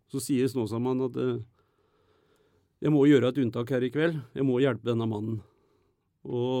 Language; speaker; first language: Norwegian; native; Norwegian